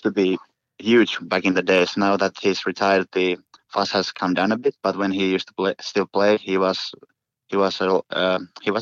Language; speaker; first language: English; non-native, fluent; Finnish